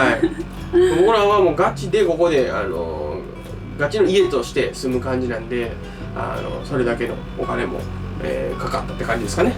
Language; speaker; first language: Japanese; native; Japanese